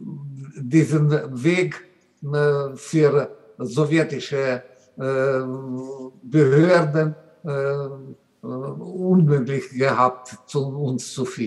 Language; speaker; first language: German; non-native, learner; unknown